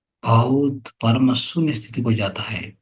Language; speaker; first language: Hindi; non-native, local second language; Kannada